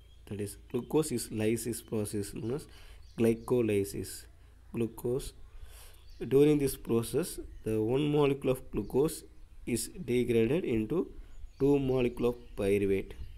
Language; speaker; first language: English; non-native, local second language; Tamil